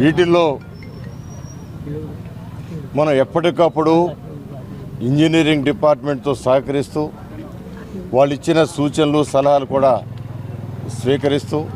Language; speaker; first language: Telugu; native; Telugu